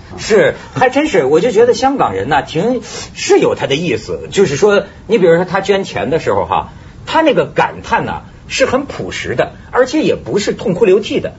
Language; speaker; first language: Chinese; native; Chinese